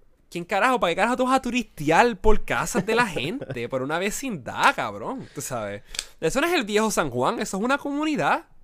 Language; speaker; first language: Spanish; early bilingual, heritage; Spanish